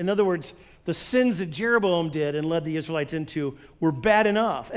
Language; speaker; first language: English; native; English